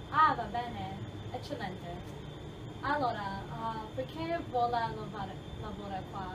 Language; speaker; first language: Italian; non-native, learner; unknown